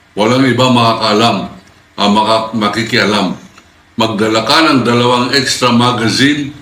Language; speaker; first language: Filipino; native; Filipino